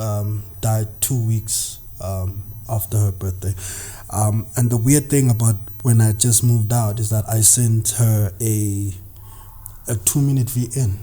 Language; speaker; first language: English; non-native, local second language; Zulu